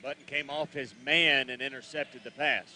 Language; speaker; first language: English; native; English